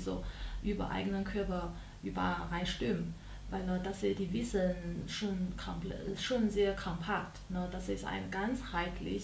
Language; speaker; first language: German; non-native, learner; Chinese